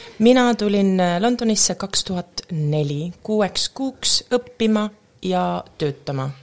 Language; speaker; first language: Estonian; native; Estonian